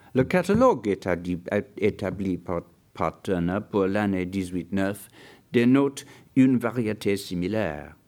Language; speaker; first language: French; non-native, fluent; English